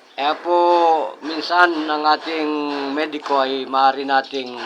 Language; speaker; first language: Filipino; native; Filipino